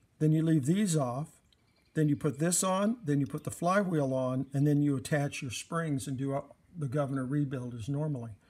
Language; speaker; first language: English; native; English